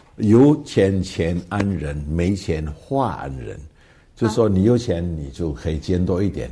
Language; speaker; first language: Chinese; early bilingual, heritage; Hakka Chinese